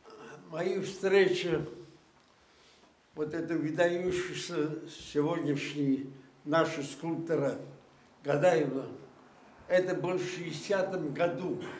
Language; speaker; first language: Russian; non-native, local second language; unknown